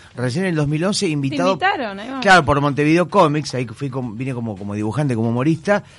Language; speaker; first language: Spanish; native; Spanish